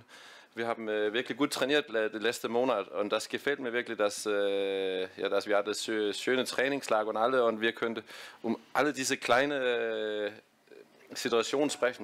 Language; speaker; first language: German; non-native, fluent; Danish